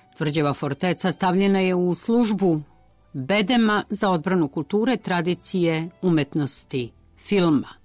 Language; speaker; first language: Serbian; native; Serbian